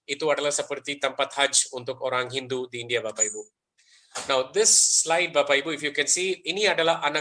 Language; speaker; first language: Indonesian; non-native, fluent; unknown